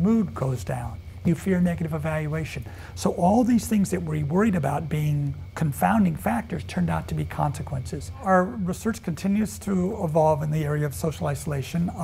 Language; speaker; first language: English; native; English